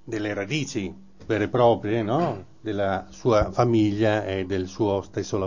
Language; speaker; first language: Italian; native; Italian